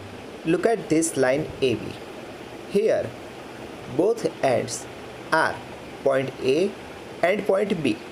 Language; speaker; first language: English; non-native, local second language; Gujarati